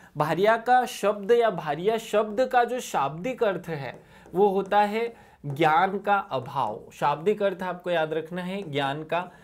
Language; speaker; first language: Hindi; native; Hindi